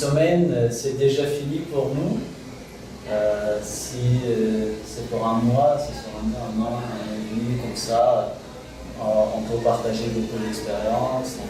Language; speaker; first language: French; non-native, fluent; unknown